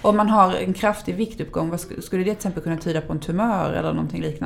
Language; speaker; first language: Swedish; native; Swedish